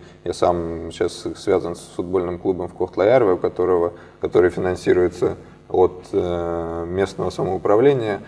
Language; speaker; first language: Russian; native; Russian